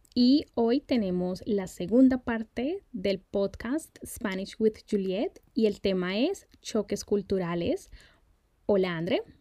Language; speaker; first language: Spanish; native; Spanish